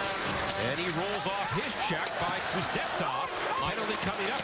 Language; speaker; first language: English; native; English